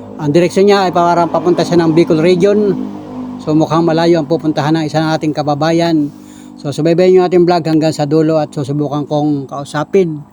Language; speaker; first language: Filipino; native; Filipino